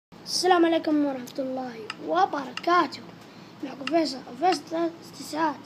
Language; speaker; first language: Arabic; native; Arabic